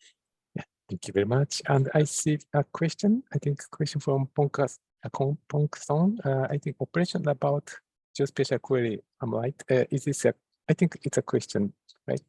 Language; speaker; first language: English; non-native, fluent; Japanese